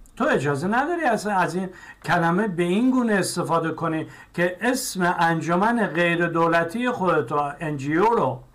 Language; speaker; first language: Persian; native; Persian